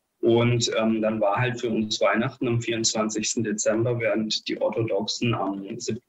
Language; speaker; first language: German; early bilingual, other home language; Russian